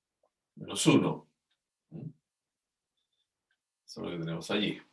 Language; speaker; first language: Spanish; native; Spanish